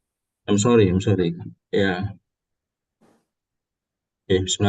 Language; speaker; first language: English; non-native, learner; Indonesian